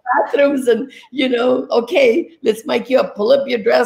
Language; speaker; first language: English; early bilingual, other home language; Spanish